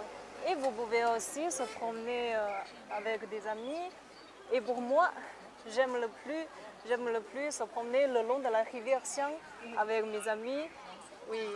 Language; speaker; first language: French; non-native, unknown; Chinese